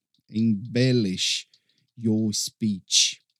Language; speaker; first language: English; non-native, fluent; Portuguese